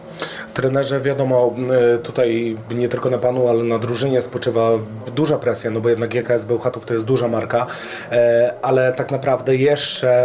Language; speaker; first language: Polish; native; Polish